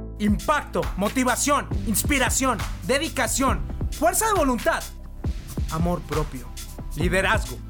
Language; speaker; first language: Spanish; native; Spanish